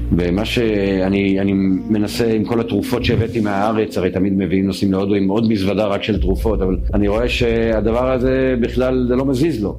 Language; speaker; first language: Hebrew; native; Hebrew